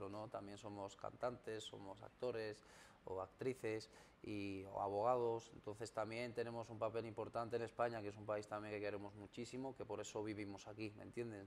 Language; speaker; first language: Spanish; early bilingual, other home language; Arabic